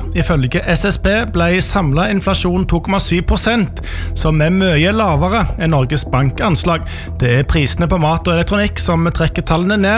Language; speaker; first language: Norwegian; native; Norwegian